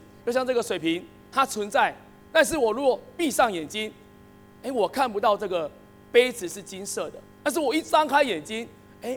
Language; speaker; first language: Chinese; native; Chinese